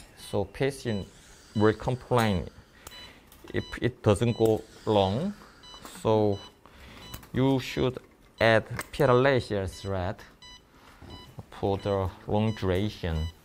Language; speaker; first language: English; non-native, fluent; Korean